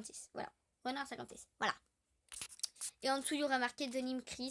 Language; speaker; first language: French; native; French